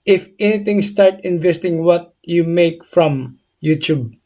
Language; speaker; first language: English; non-native, local second language; Filipino